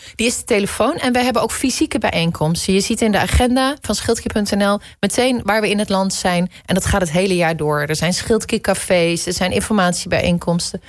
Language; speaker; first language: Dutch; native; Dutch